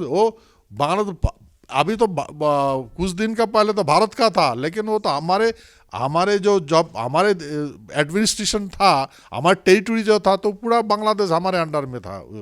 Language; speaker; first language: Hindi; non-native, local second language; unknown